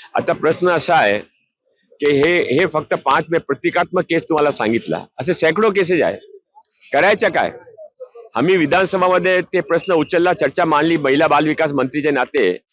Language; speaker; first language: Marathi; non-native, local second language; Hindi